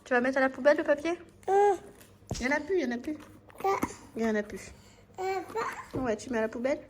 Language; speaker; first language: French; native; French